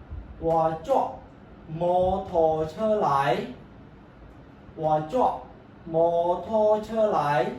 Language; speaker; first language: Chinese; non-native, fluent; Khmer